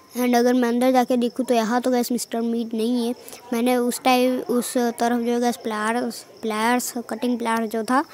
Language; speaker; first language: Hindi; non-native, local second language; Gujarati